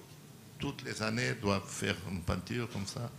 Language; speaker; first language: French; non-native, learner; Portuguese